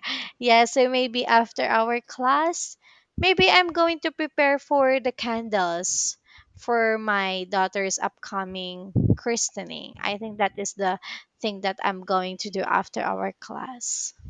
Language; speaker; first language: English; non-native, local second language; Filipino